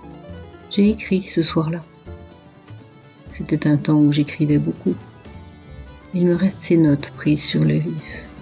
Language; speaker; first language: French; native; French